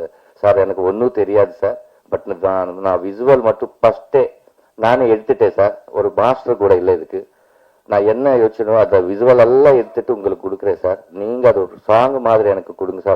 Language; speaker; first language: Tamil; non-native, learner; Telugu